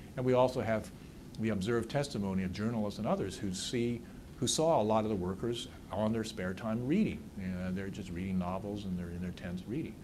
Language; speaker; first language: English; native; English